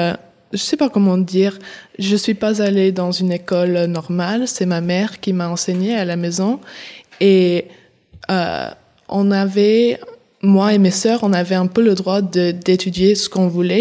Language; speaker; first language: French; early bilingual, heritage; English